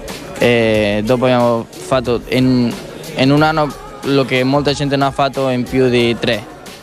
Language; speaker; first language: Italian; non-native, learner; Catalan